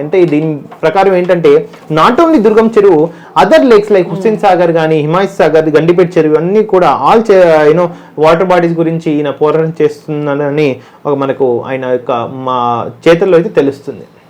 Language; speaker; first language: Telugu; native; Telugu